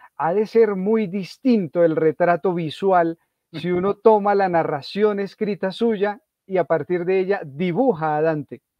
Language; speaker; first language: Spanish; native; Spanish